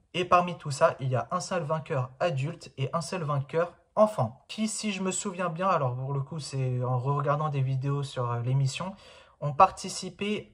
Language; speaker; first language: French; native; French